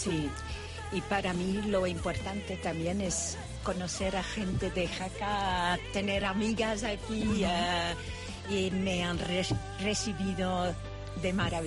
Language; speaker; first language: Spanish; non-native, learner; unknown